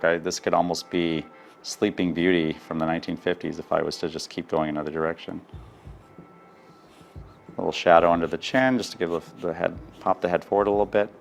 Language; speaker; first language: English; native; English